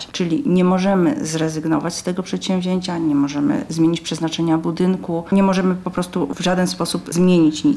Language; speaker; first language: Polish; native; Polish